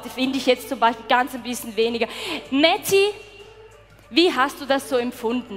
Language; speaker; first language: German; native; German